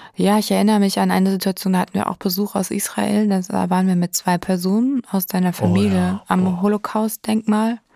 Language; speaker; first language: German; native; German